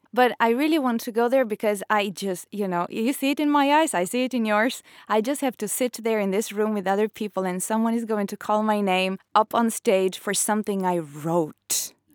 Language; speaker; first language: English; non-native, fluent; Italian